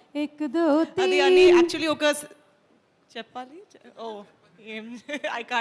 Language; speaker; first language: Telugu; non-native, learner; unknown